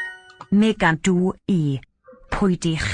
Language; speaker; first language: Welsh; non-native, learner; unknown